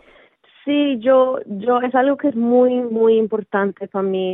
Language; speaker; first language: Spanish; early bilingual, heritage; Spanish